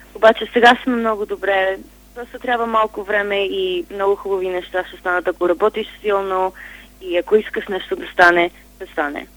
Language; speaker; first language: Bulgarian; early bilingual, heritage; Bulgarian